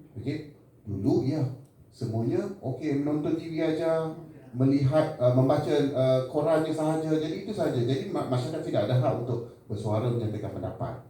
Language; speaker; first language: Malay; native; Malay